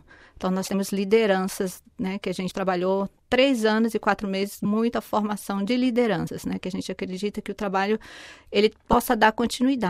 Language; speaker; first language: Portuguese; native; Portuguese